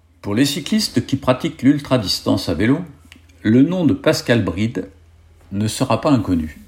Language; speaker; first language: French; native; French